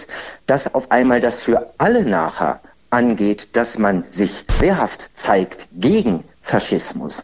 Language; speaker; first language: German; native; German